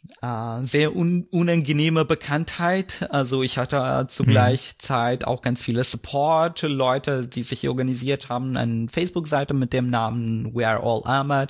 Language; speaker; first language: German; non-native, fluent; Arabic